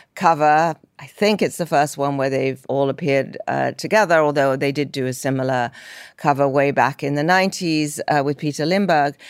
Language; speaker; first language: English; native; English